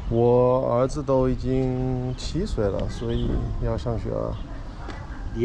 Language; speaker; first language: Chinese; non-native, fluent; English